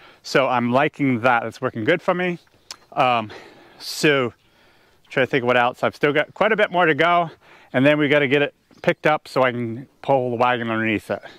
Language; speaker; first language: English; native; English